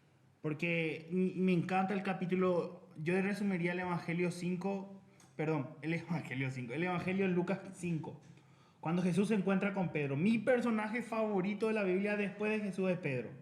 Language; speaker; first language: Spanish; native; Spanish